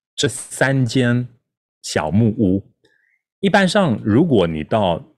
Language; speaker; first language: Chinese; non-native, local second language; Min Nan Chinese